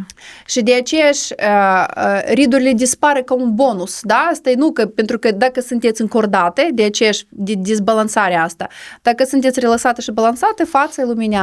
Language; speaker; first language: Romanian; non-native, local second language; Russian